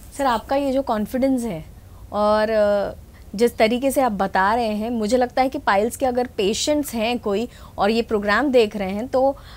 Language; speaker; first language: Hindi; non-native, local second language; Marathi